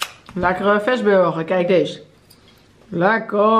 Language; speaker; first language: Dutch; native; Dutch